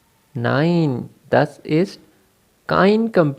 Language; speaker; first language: German; non-native, fluent; Urdu